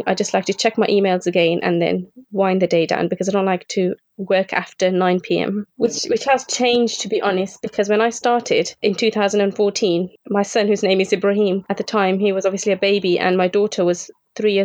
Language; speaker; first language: English; native; English